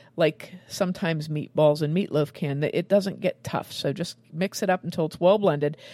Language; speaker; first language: English; native; English